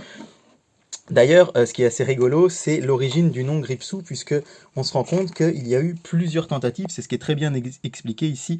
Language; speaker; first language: French; native; French